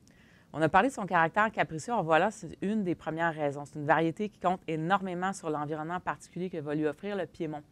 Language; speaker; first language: French; native; French